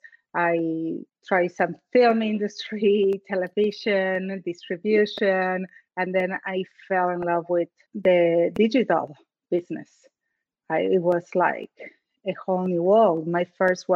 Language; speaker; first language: English; non-native, fluent; Spanish